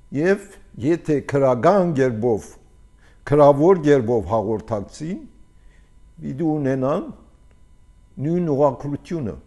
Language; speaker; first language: Armenian; early bilingual, heritage; Armenian